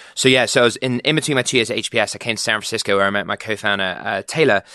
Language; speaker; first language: English; native; English